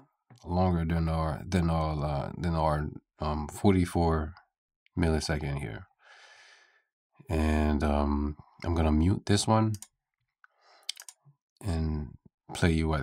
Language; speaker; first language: English; native; English